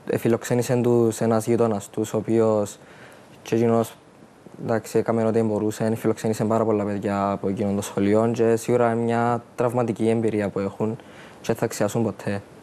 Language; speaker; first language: Greek; early bilingual, other home language; Arabic